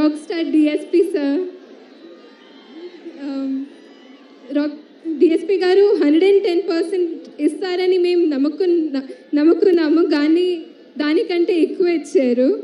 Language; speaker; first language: Telugu; non-native, fluent; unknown